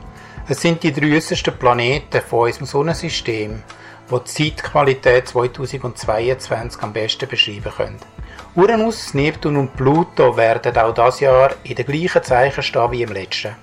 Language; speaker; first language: German; native; German